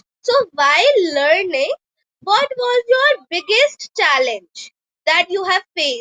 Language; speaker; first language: English; non-native, local second language; Hindi